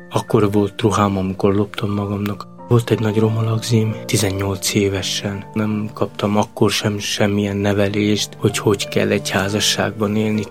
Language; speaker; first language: Hungarian; non-native, local second language; Romany